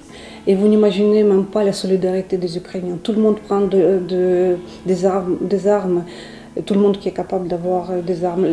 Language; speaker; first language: French; non-native, fluent; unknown